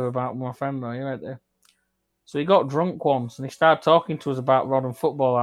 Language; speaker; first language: English; native; English